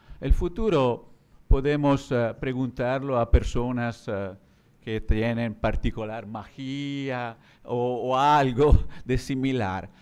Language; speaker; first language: Spanish; non-native, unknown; Italian